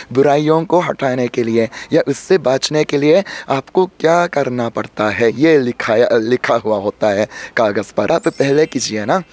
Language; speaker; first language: Hindi; non-native, fluent; Japanese